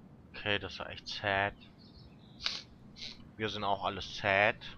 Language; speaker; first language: German; native; German